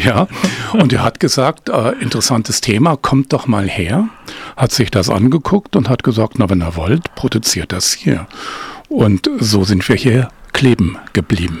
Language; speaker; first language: German; native; German